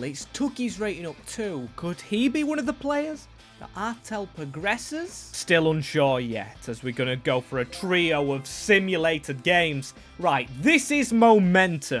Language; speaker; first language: English; native; English